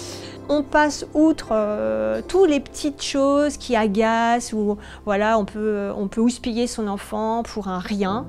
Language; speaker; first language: French; native; French